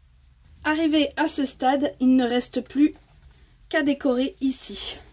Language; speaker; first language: French; native; French